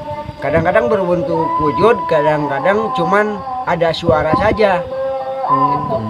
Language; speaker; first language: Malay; non-native, local second language; Sundanese